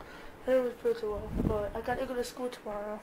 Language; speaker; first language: English; native; English